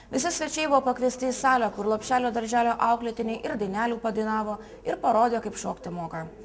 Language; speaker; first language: Lithuanian; native; Lithuanian